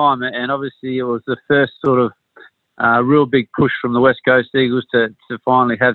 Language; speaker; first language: English; native; English